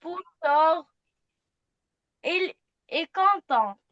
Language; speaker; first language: French; non-native, learner; Arabic